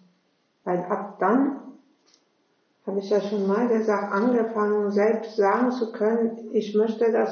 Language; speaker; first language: German; non-native, fluent; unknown